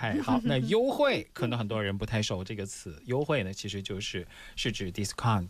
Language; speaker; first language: Chinese; native; Chinese